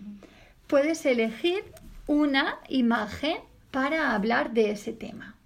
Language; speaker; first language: Spanish; native; Spanish